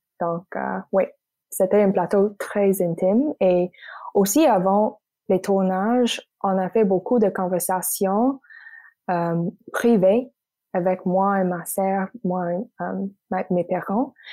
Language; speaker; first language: French; non-native, local second language; English